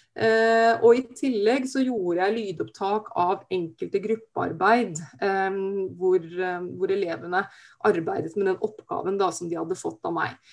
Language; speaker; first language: Norwegian; native; Norwegian